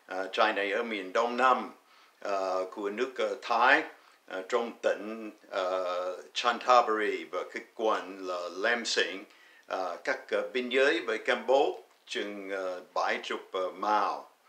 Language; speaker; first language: Vietnamese; non-native, fluent; English